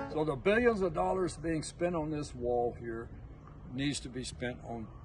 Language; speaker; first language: English; native; English